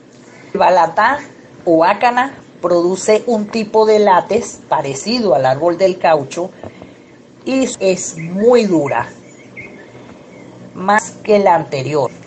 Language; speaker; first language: Spanish; native; Spanish